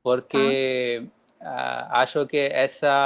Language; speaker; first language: Portuguese; non-native, learner; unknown